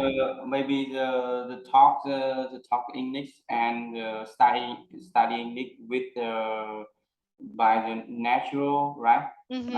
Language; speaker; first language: English; non-native, learner; Vietnamese